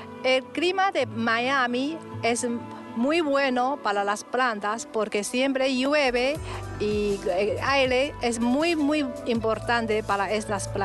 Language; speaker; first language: Spanish; non-native, learner; Chinese